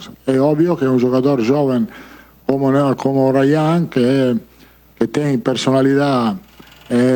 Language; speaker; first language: Portuguese; non-native, fluent; Italian